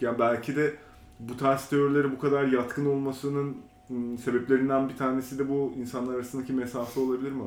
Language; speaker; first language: Turkish; native; Turkish